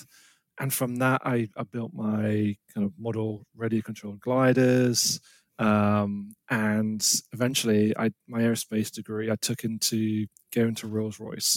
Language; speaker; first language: English; native; English